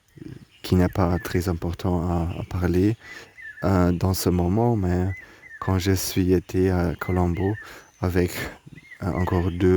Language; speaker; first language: French; non-native, learner; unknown